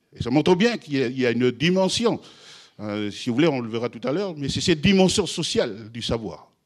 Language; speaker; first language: French; non-native, local second language; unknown